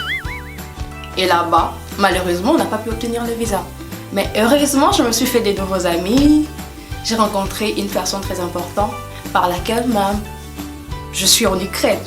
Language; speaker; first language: French; non-native, local second language; Lingala